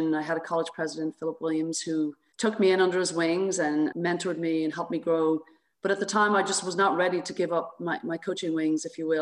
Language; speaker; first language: English; native; English